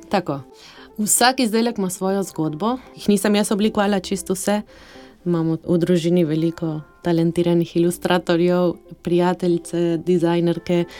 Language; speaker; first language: Slovenian; early bilingual, heritage; Slovenian